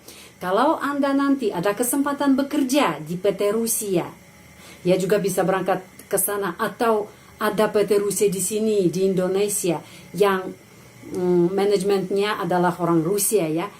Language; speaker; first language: Indonesian; non-native, fluent; Russian